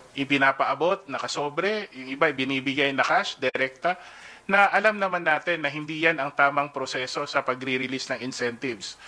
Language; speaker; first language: Filipino; native; Filipino